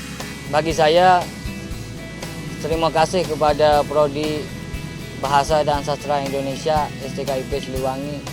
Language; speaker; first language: Indonesian; non-native, learner; Thai